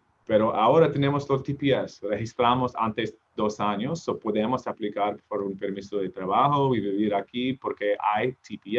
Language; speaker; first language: Spanish; non-native, learner; English